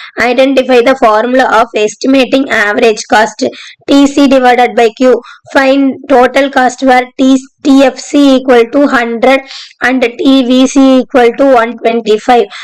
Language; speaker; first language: English; non-native, local second language; Tamil